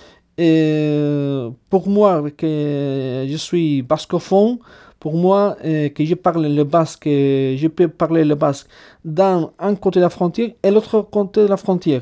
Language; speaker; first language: French; non-native, fluent; Basque